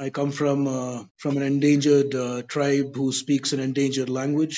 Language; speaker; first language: English; non-native, local second language; Badaga